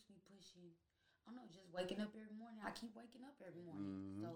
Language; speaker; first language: English; native; English